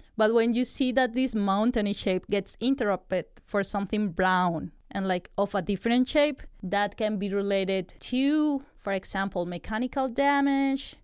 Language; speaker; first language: English; non-native, fluent; Spanish